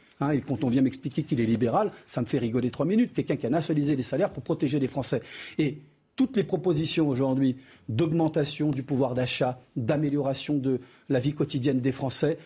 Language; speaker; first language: French; early bilingual, other home language; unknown